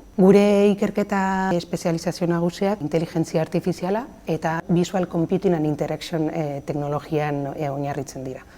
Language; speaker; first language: Basque; native; Basque